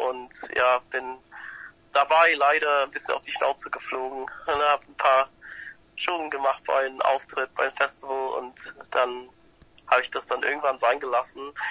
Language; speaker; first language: German; non-native, fluent; English